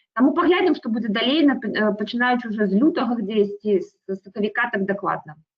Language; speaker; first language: Belarusian; non-native, local second language; Russian